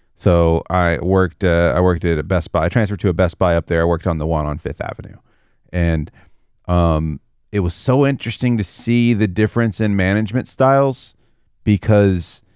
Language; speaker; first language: English; native; English